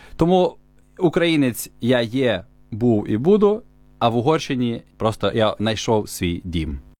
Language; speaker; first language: Ukrainian; native; Ukrainian